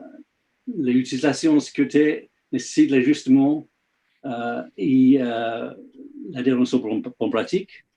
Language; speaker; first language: French; non-native, learner; English